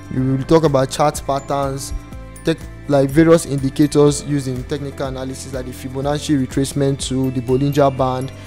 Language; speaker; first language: English; non-native, local second language; Yoruba